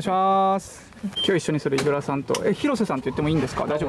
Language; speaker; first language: Japanese; native; Japanese